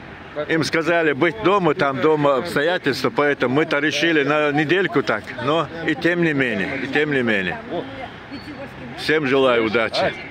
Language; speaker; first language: Russian; non-native, local second language; Chechen